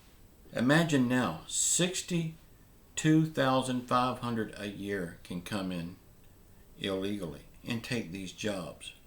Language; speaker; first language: English; native; English